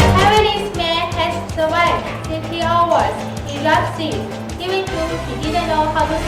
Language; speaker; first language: English; non-native, learner; Thai